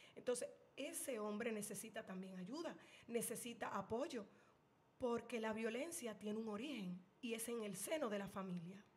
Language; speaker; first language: Spanish; native; Spanish